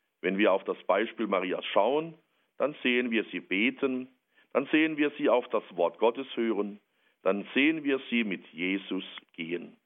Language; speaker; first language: German; native; German